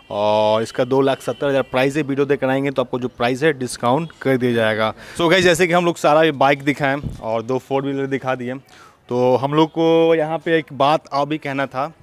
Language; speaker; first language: Hindi; native; Hindi